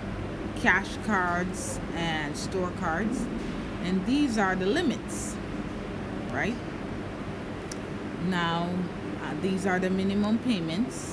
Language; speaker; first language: English; native; English